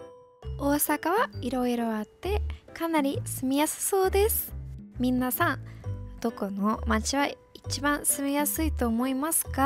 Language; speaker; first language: Japanese; non-native, fluent; English